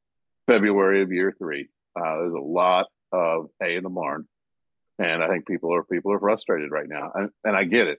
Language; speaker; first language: English; native; English